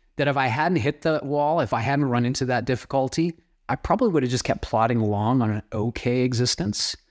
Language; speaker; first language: English; native; English